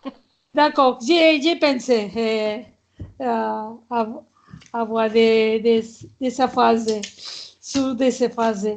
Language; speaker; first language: French; non-native, learner; Catalan